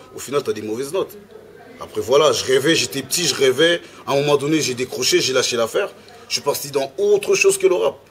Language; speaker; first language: French; early bilingual, other home language; Lingala